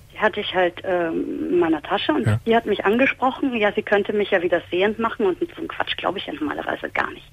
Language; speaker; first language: German; native; German